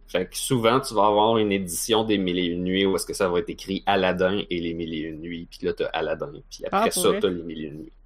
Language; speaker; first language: French; native; French